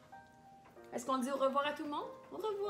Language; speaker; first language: French; native; French